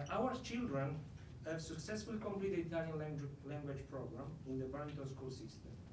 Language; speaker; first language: English; non-native, fluent; Italian